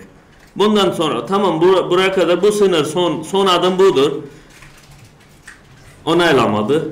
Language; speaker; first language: Turkish; non-native, learner; Urdu